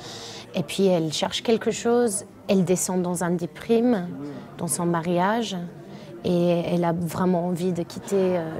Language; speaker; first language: French; non-native, learner; English